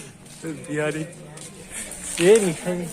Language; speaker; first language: Hindi; non-native, local second language; Assamese